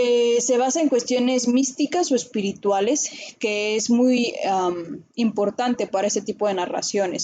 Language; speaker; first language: Spanish; native; Spanish